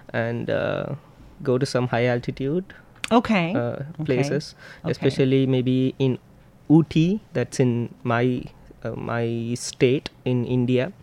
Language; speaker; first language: English; non-native, local second language; Tamil